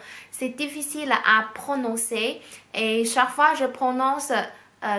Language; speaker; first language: French; non-native, fluent; Chinese